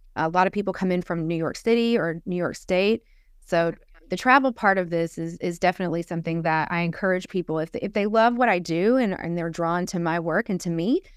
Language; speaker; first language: English; native; English